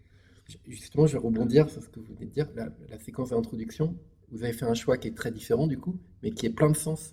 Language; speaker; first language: French; native; French